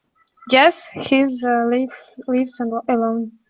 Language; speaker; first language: English; non-native, learner; Russian